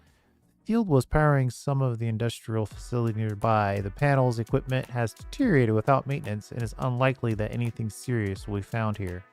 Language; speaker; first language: English; native; English